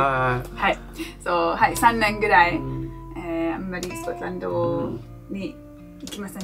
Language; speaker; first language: Japanese; non-native, learner; English